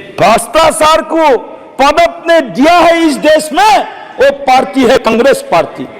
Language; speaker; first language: Hindi; non-native, local second language; Assamese